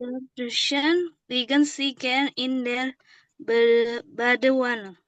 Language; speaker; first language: German; non-native, learner; Indonesian